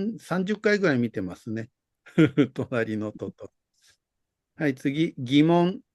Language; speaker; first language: Japanese; non-native, fluent; Indonesian